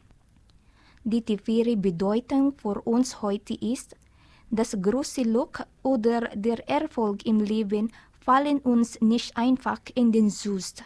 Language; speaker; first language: German; non-native, learner; Filipino